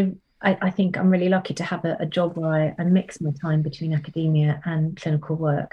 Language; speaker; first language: English; non-native, local second language; Tamil